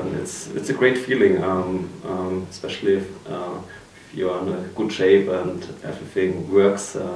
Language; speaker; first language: English; non-native, fluent; German